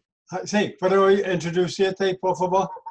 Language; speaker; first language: Spanish; non-native, learner; English